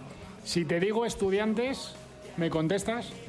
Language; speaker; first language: Spanish; native; Spanish